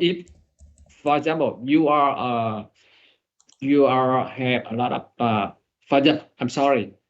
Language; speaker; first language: English; non-native, learner; Vietnamese